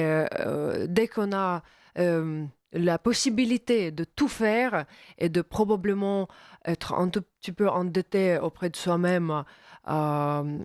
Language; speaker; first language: French; non-native, fluent; Russian